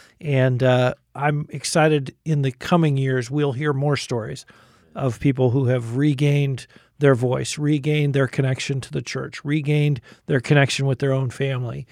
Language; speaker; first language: English; native; English